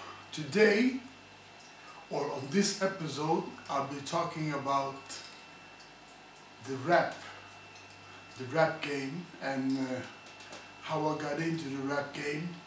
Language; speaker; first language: English; non-native, fluent; Swedish